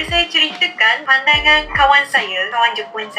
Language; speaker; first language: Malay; non-native, fluent; Japanese